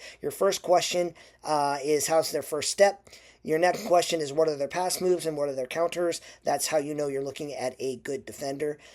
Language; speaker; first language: English; native; English